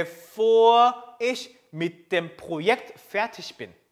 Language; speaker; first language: German; non-native, fluent; Korean